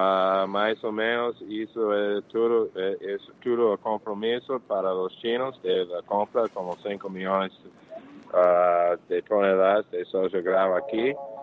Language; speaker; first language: Portuguese; non-native, fluent; English